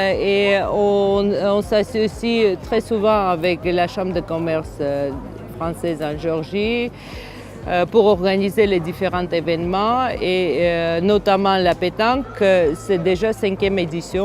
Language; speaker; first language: French; non-native, fluent; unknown